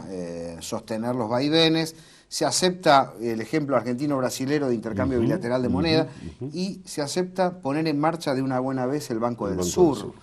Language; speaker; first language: Spanish; native; Spanish